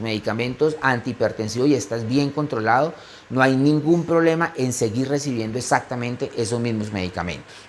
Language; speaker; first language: Spanish; native; Spanish